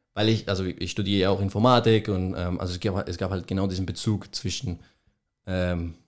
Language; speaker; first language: German; non-native, fluent; Spanish